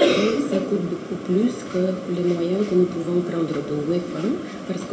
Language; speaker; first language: French; non-native, fluent; Bulgarian